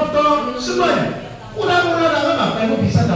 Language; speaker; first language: Indonesian; non-native, learner; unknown